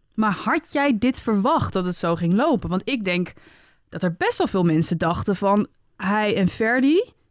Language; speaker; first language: Dutch; native; Dutch